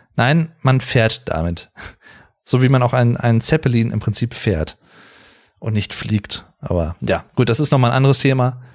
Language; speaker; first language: German; native; German